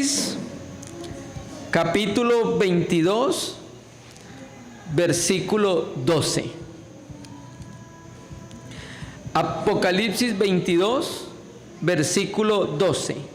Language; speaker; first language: Spanish; native; Spanish